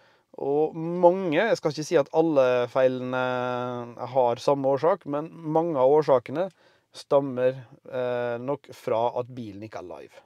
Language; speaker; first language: Norwegian; native; Norwegian